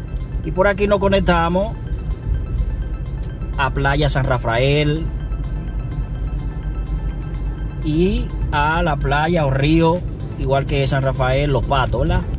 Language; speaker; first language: Spanish; native; Spanish